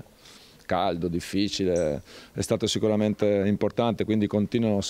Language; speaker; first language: Italian; native; Italian